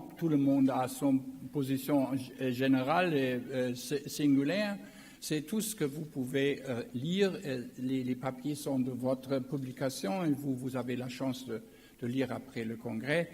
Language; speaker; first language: French; non-native, learner; German